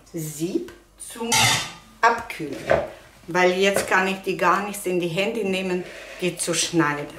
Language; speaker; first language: German; non-native, fluent; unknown